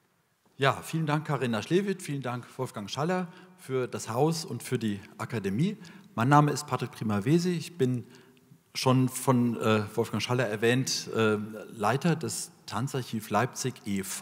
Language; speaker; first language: German; native; German